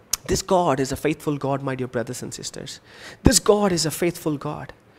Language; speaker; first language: English; non-native, local second language; Telugu